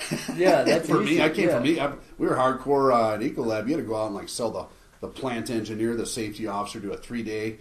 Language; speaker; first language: English; native; English